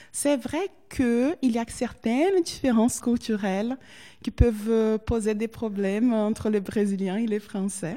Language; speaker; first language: French; non-native, fluent; Portuguese